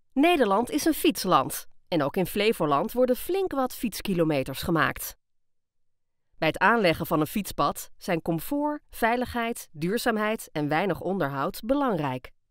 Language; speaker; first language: Dutch; native; Dutch